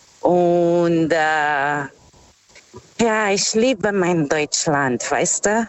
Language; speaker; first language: German; non-native, fluent; Portuguese